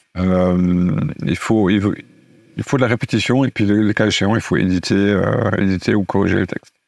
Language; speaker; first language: French; non-native, fluent; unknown